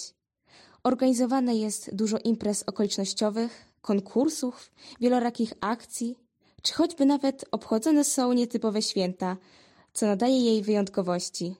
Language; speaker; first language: Polish; native; Polish